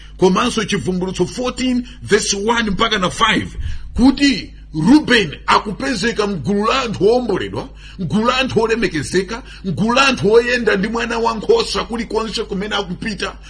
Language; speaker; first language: Nyanja; non-native, local second language; Tumbuka